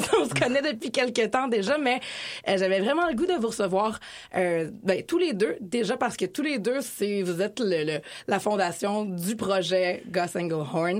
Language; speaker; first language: French; native; French